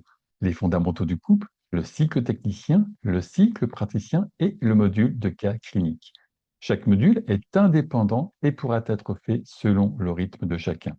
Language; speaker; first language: French; native; French